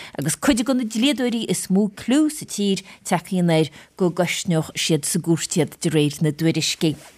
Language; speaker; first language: Irish; native; Irish